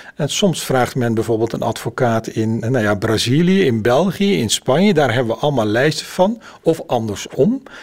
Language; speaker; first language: Dutch; native; Dutch